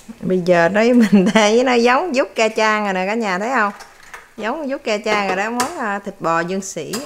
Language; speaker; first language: Vietnamese; native; Vietnamese